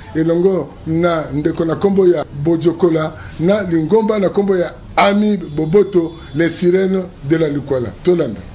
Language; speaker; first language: Lingala; native; Lingala